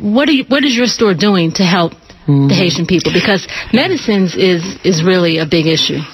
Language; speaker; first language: English; native; English